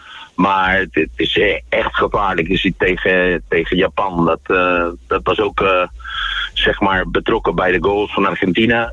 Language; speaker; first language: Dutch; non-native, fluent; Spanish